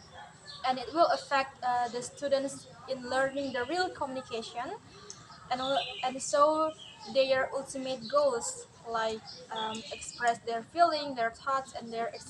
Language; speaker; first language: English; non-native, learner; Indonesian